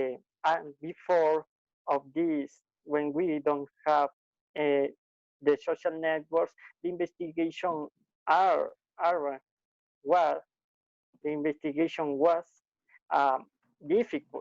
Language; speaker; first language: English; non-native, learner; Spanish